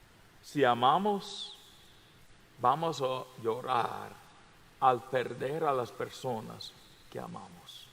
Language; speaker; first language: Spanish; non-native, fluent; English